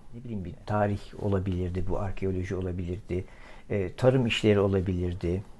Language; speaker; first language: Turkish; native; Turkish